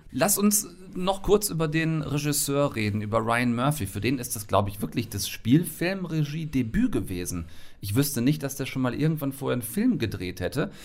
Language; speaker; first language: German; native; German